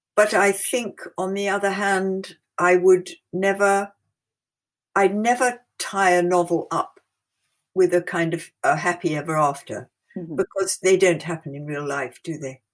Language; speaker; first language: English; native; English